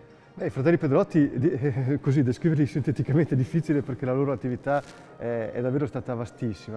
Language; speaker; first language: Italian; native; Italian